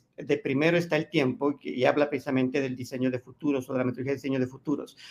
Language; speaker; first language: Spanish; native; Spanish